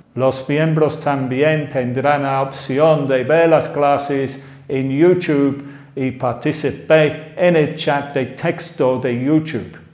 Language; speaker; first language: Spanish; non-native, fluent; English